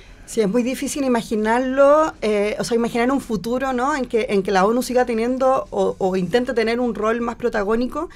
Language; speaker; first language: Spanish; native; Spanish